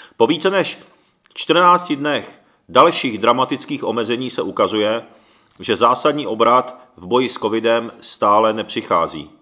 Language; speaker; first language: Czech; early bilingual, other home language; Japanese